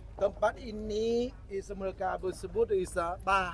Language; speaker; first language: Indonesian; non-native, learner; Vietnamese